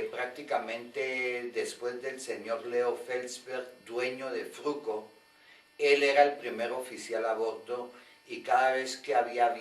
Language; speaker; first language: Spanish; early bilingual, other home language; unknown